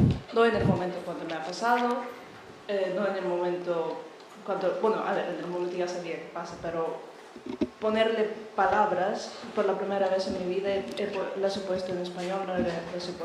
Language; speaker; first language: Spanish; non-native, fluent; Russian